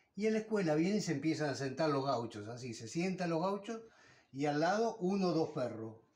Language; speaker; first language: Spanish; native; Spanish